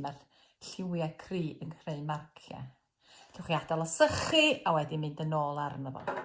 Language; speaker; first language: Welsh; native; Welsh